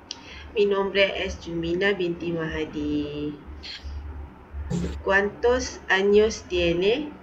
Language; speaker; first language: Spanish; non-native, learner; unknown